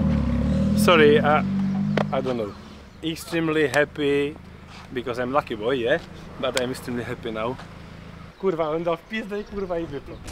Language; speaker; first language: English; non-native, learner; Polish